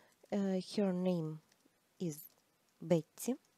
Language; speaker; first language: English; non-native, fluent; Russian